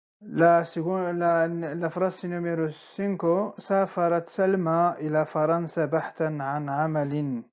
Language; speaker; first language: Arabic; non-native, fluent; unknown